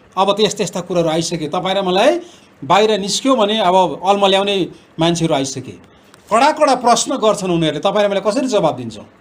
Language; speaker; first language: Nepali; non-native, local second language; Eastern Tamang